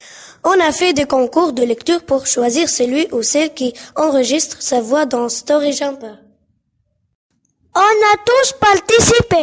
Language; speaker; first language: French; non-native, learner; Arabic